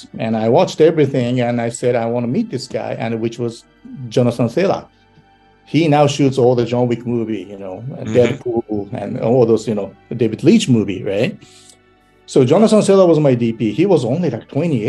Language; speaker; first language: English; non-native, fluent; Japanese